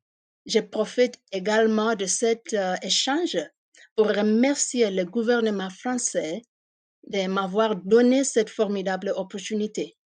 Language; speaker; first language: French; non-native, fluent; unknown